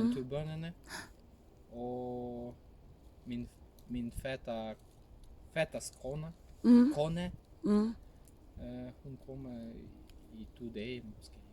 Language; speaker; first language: Danish; non-native, learner; Ukrainian